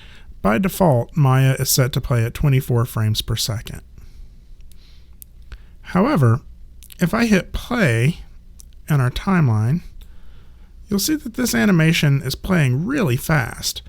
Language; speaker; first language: English; native; English